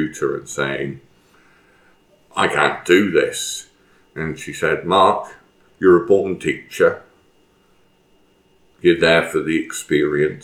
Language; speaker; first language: English; native; English